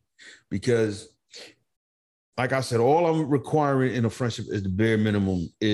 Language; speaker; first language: English; native; English